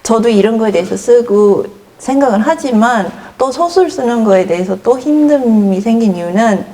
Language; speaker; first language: Korean; early bilingual, other home language; English